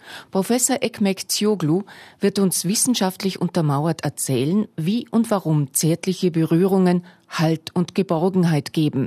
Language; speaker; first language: German; native; German